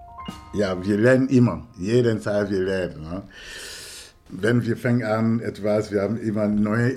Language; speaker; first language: German; non-native, fluent; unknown